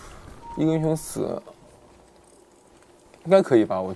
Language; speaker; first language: Chinese; native; Chinese